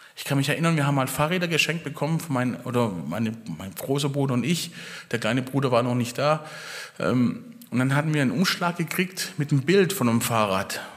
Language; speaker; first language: German; early bilingual, other home language; Italian